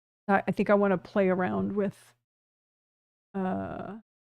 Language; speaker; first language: English; native; English